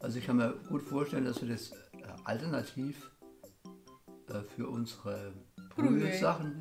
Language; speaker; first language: German; native; German